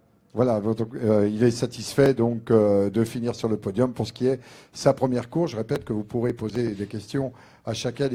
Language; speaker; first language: French; native; French